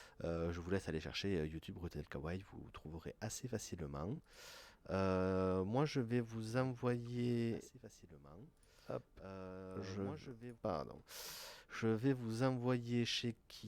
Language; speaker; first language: French; native; French